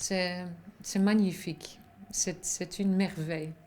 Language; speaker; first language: French; non-native, fluent; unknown